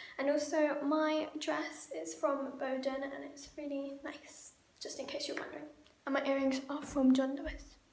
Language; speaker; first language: English; native; English